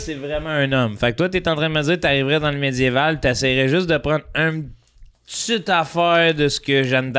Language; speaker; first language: French; native; French